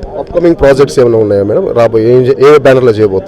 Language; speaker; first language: Telugu; native; Telugu